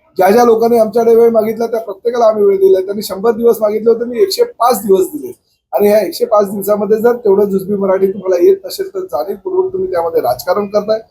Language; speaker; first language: Marathi; native; Marathi